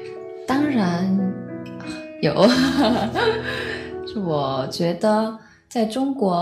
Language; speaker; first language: Chinese; non-native, learner; Korean